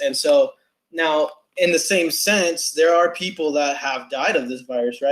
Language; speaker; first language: English; native; English